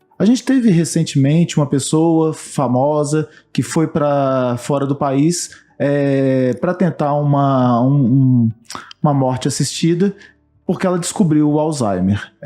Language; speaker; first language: Portuguese; native; Portuguese